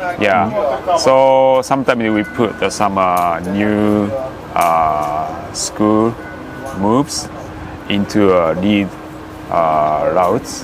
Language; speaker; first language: English; non-native, learner; Japanese